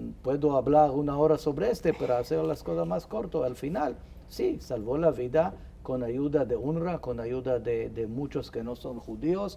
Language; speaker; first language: Spanish; non-native, fluent; Hebrew